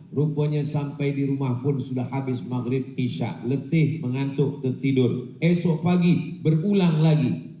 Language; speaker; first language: Malay; non-native, local second language; Minangkabau